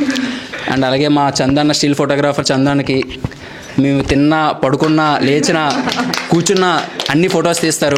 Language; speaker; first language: Telugu; native; Telugu